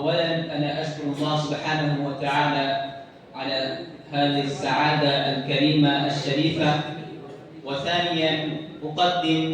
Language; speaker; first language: Arabic; non-native, fluent; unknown